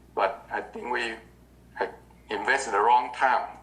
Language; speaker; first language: English; non-native, learner; Vietnamese